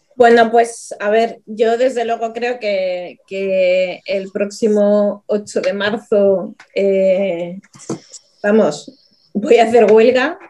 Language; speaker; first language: Spanish; non-native, local second language; Catalan